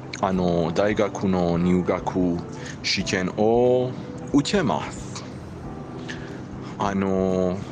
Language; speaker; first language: Japanese; non-native, learner; Persian